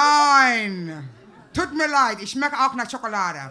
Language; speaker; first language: German; non-native, fluent; English